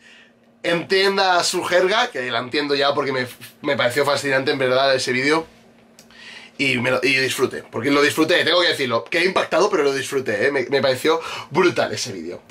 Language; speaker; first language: Spanish; native; Spanish